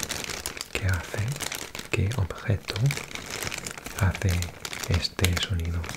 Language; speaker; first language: Spanish; non-native, learner; Welsh